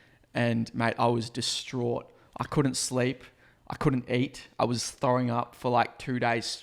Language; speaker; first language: English; native; English